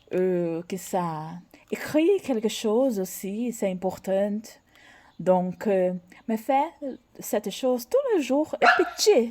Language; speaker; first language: French; non-native, learner; Portuguese